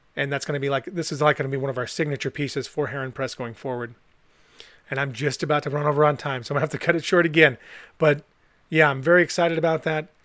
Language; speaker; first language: English; native; English